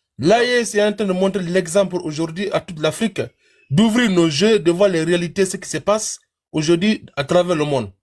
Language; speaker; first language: French; non-native, local second language; Fula